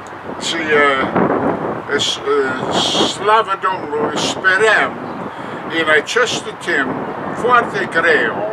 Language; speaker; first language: Romanian; non-native, learner; English